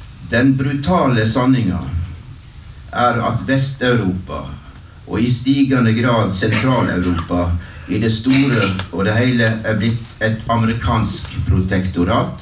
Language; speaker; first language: Norwegian; native; Norwegian